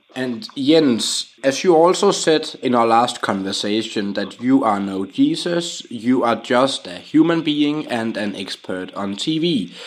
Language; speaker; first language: English; non-native, fluent; Danish